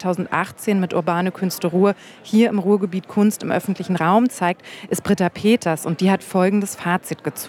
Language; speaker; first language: German; native; German